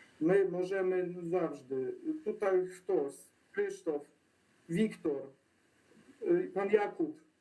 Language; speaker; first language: Polish; non-native, learner; Ukrainian